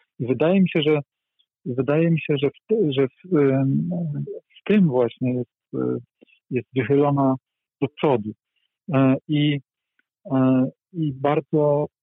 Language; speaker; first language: Polish; native; Polish